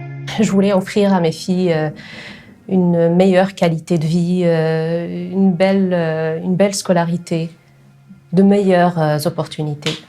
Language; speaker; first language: French; non-native, local second language; Arabic